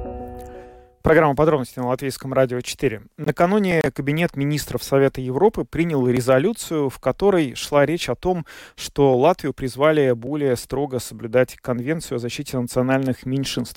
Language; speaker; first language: Russian; native; Russian